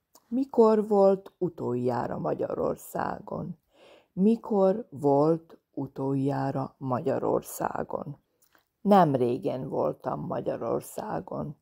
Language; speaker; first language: Hungarian; non-native, fluent; Serbian